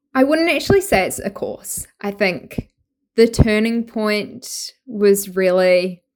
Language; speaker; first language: English; native; English